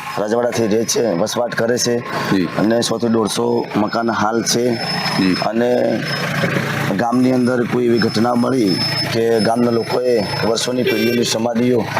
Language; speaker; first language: Gujarati; native; Gujarati